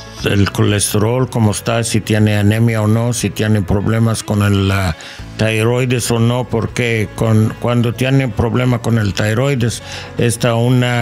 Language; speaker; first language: Spanish; non-native, learner; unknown